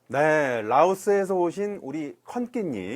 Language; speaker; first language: Korean; native; Korean